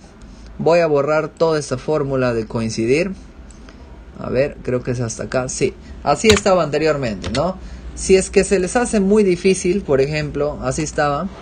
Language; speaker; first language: Spanish; native; Spanish